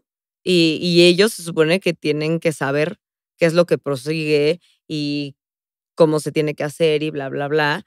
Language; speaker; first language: Spanish; native; Spanish